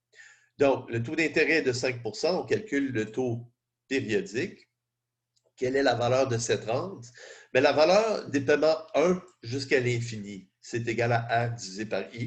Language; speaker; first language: French; native; French